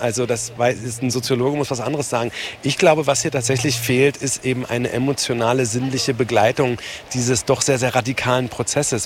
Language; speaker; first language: German; native; German